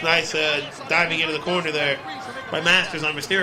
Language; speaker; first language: English; native; English